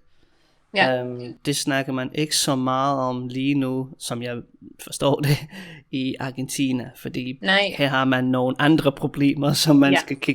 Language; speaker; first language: Danish; non-native, fluent; English